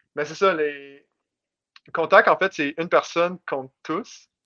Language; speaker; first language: French; native; French